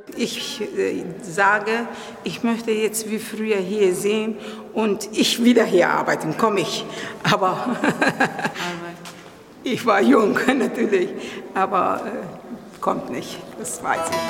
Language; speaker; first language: German; non-native, learner; Turkish